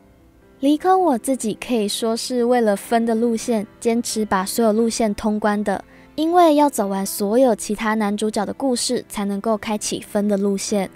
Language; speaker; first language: Chinese; native; Chinese